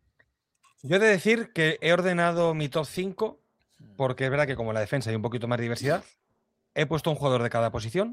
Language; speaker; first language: Spanish; native; Spanish